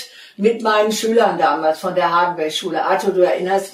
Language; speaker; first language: German; native; German